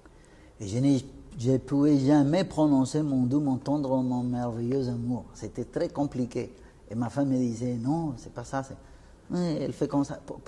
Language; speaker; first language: French; non-native, fluent; Spanish